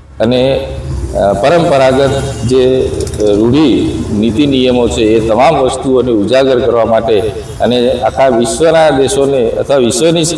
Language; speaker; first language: Gujarati; native; Gujarati